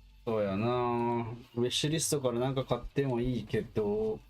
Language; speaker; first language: Japanese; native; Japanese